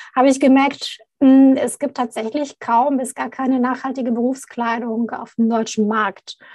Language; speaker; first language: German; non-native, fluent; Arabic